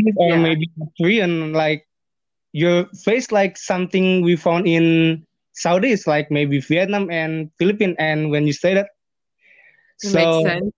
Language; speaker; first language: English; non-native, fluent; Indonesian